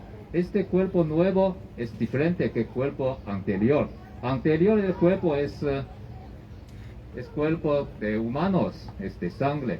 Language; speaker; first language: Spanish; non-native, learner; Chinese